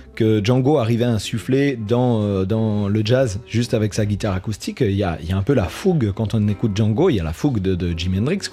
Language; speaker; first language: French; native; French